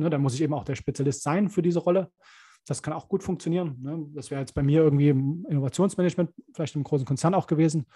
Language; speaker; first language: German; native; German